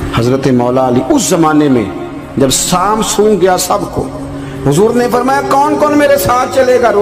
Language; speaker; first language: Urdu; non-native, local second language; Punjabi